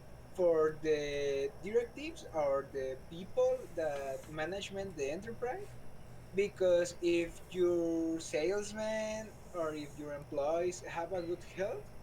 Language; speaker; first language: English; non-native, learner; Spanish